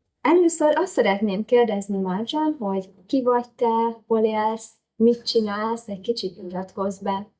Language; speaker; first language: Hungarian; native; Hungarian